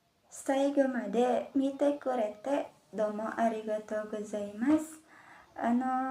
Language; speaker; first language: Japanese; non-native, learner; Indonesian